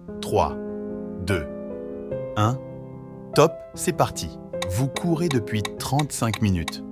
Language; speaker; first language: French; native; French